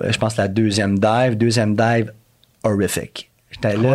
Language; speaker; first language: French; native; French